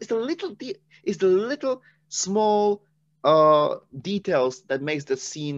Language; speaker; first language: English; non-native, fluent; Czech